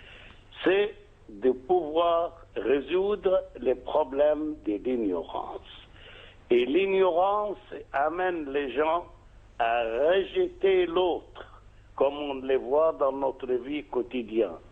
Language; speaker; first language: French; non-native, fluent; Arabic